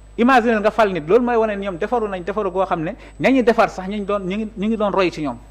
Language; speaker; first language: Wolof; native; Wolof